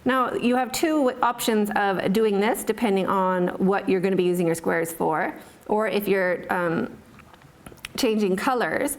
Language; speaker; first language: English; native; English